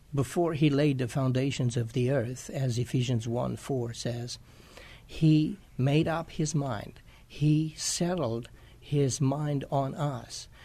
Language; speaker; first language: English; non-native, fluent; Romanian